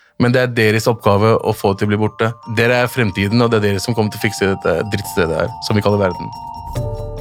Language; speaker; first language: Norwegian; early bilingual, other home language; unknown